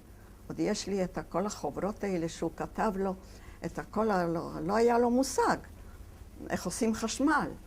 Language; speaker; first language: Hebrew; non-native, fluent; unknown